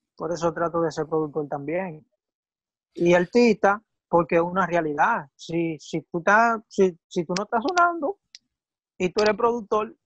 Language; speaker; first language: Spanish; native; Spanish